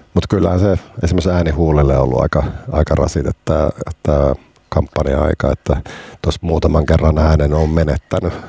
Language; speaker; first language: Finnish; native; Finnish